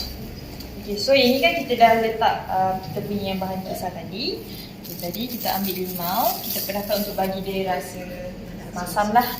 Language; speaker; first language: Malay; native; Malay